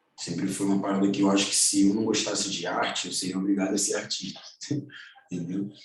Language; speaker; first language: Portuguese; native; Portuguese